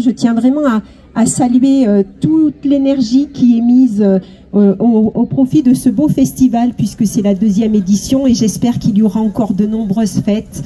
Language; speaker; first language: French; native; French